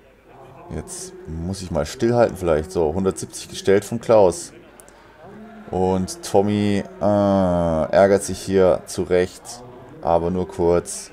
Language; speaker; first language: German; native; German